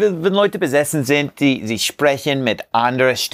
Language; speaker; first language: German; non-native, learner; English